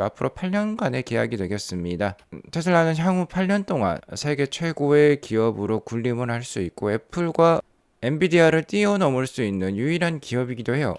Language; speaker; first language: Korean; native; Korean